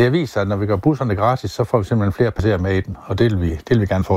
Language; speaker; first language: Danish; native; Danish